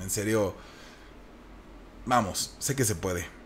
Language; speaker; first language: Spanish; native; Spanish